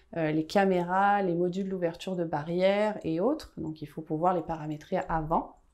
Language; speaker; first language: French; native; French